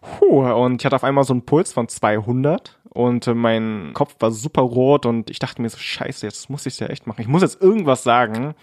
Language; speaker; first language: German; early bilingual, other home language; Vietnamese